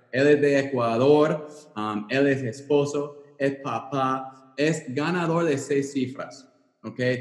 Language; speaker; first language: Spanish; non-native, fluent; English